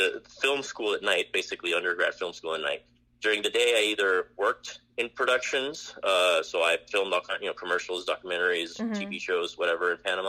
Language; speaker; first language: English; non-native, fluent; Spanish